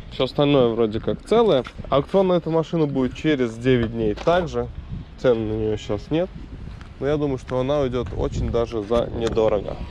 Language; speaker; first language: Russian; native; Russian